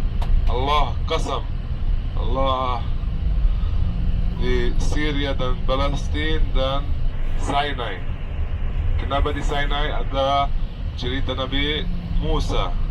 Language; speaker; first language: Indonesian; non-native, fluent; Arabic